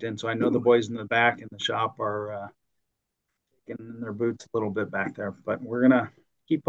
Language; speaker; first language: English; native; English